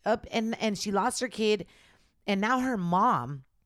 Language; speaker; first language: English; early bilingual, other home language; Spanish